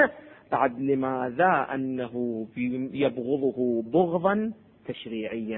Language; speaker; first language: Arabic; native; Arabic